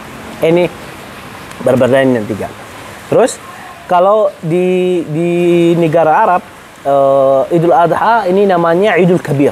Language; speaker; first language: Indonesian; non-native, learner; Arabic